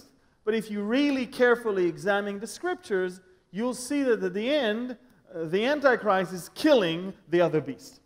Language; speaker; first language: English; non-native, fluent; Hebrew